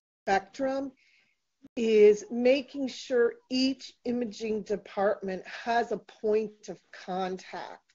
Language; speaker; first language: English; native; English